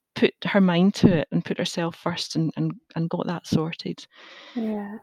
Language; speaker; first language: English; native; English